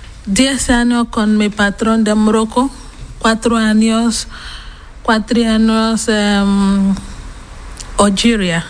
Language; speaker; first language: Spanish; non-native, learner; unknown